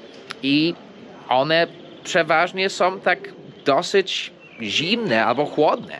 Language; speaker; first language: Polish; early bilingual, heritage; Polish